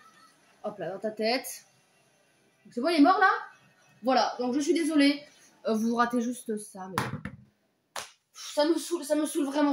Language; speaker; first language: French; native; French